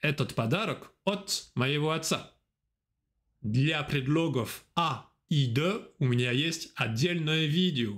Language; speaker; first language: Russian; non-native, fluent; French